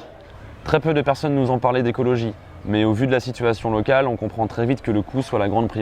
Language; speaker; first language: French; native; French